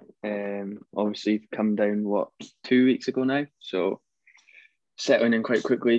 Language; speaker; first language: English; native; English